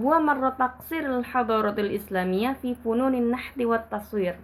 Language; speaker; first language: Arabic; non-native, fluent; Indonesian